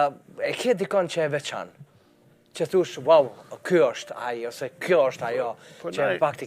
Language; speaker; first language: Albanian; native; Albanian